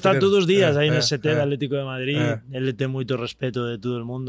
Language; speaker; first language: Portuguese; non-native, learner; Spanish